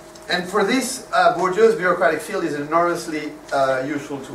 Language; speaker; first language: English; non-native, fluent; French